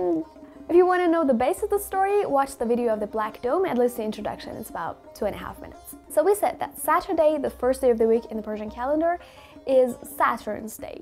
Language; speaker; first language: English; non-native, fluent; Persian